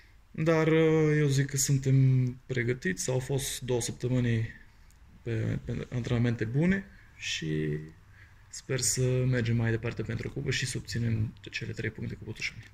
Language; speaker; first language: Romanian; non-native, fluent; Bulgarian